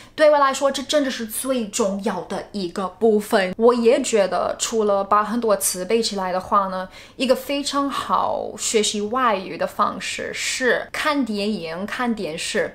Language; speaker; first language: Chinese; non-native, fluent; English